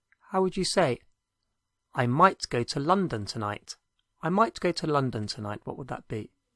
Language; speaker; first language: English; native; English